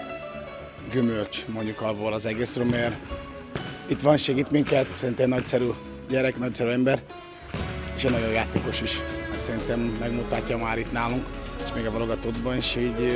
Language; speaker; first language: Hungarian; non-native, fluent; Portuguese